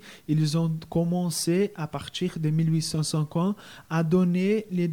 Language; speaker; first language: French; non-native, fluent; Portuguese